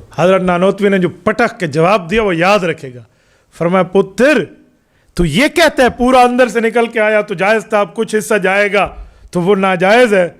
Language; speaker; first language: Urdu; non-native, local second language; Punjabi